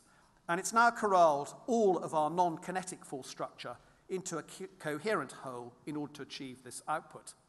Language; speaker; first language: English; native; English